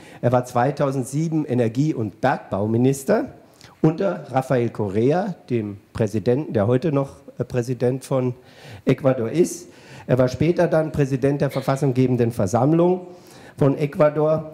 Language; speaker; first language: German; native; German